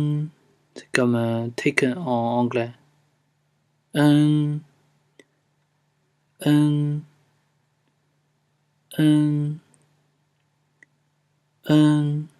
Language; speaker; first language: French; non-native, fluent; Chinese